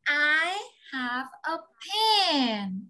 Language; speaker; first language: English; non-native, learner; Vietnamese